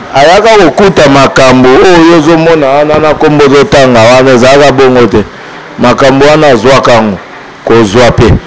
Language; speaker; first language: Lingala; native; Lingala